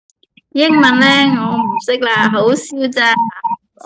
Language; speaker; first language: Cantonese; non-native, learner; Indonesian